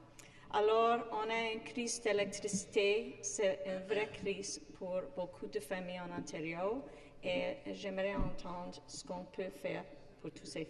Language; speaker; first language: French; non-native, fluent; English